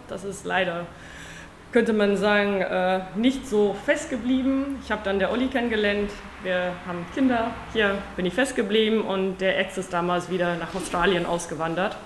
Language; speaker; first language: German; non-native, fluent; Afrikaans